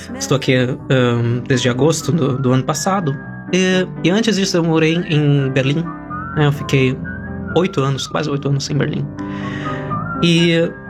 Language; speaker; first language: Portuguese; non-native, fluent; Yiddish